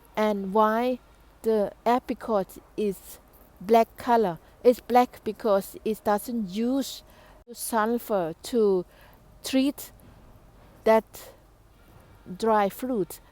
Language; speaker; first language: English; non-native, learner; Thai